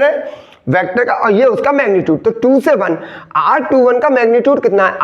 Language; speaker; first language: Hindi; native; Hindi